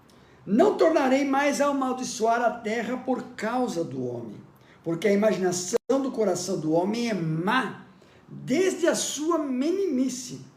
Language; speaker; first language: Portuguese; native; Portuguese